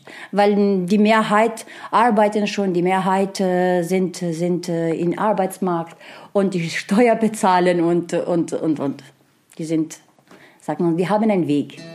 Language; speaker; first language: German; non-native, learner; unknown